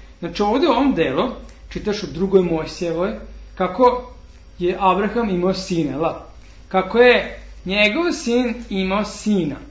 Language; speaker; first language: Serbian; non-native, fluent; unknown